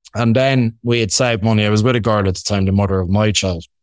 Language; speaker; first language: English; native; English